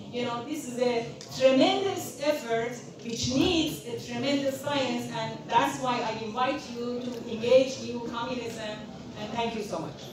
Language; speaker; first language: English; non-native, fluent; Persian